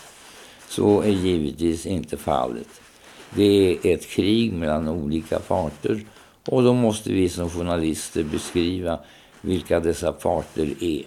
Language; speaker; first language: Swedish; native; Swedish